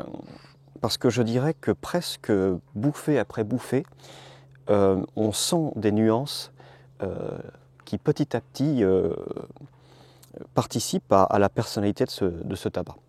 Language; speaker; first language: French; native; French